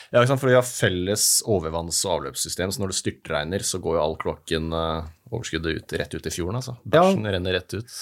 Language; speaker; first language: Norwegian; native; Norwegian